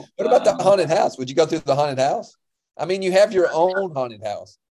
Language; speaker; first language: English; native; English